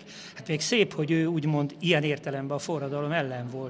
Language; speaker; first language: Hungarian; native; Hungarian